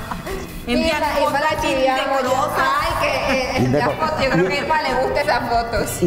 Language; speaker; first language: Spanish; native; Spanish